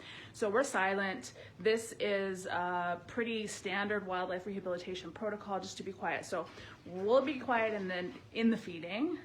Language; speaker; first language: English; native; English